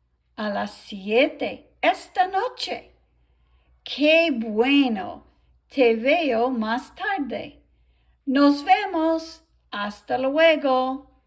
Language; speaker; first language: Spanish; non-native, fluent; English